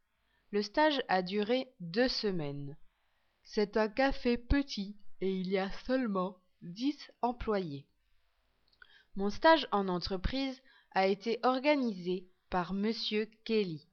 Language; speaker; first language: French; non-native, learner; English